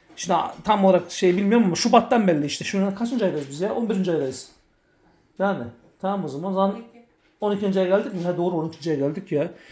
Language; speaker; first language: Turkish; early bilingual, heritage; Turkish